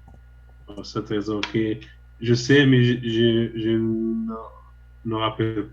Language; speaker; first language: French; non-native, learner; Arabic